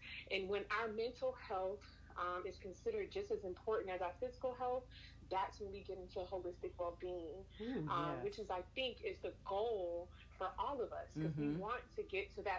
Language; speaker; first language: English; native; English